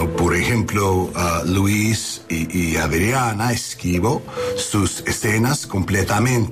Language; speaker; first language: Spanish; non-native, learner; English